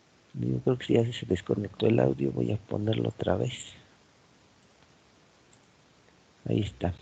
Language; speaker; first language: Spanish; native; Spanish